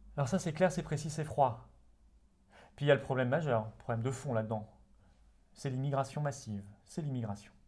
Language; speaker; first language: French; native; French